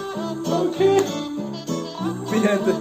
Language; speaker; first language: Spanish; non-native, learner; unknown